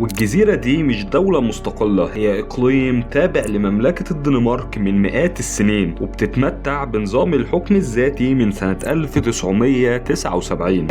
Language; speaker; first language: Arabic; native; Arabic